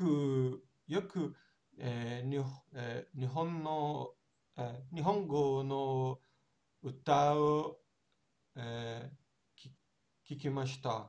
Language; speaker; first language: Japanese; non-native, learner; Portuguese